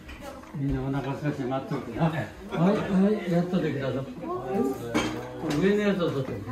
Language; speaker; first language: Japanese; native; Japanese